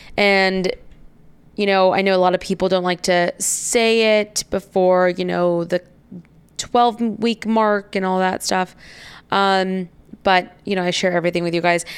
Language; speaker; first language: English; native; English